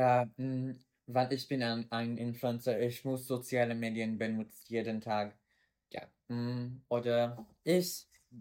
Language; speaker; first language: German; non-native, learner; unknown